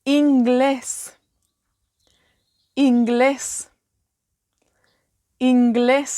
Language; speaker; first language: Spanish; non-native, fluent; Welsh